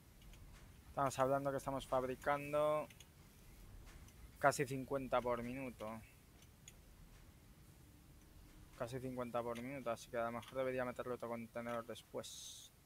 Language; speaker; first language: Spanish; native; Spanish